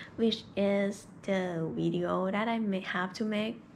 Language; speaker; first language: English; non-native, fluent; Thai